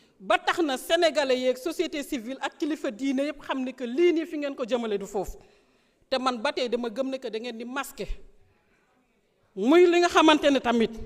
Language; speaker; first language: Wolof; non-native, local second language; Serer